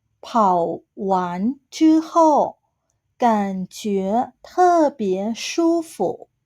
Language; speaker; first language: Chinese; non-native, fluent; Thai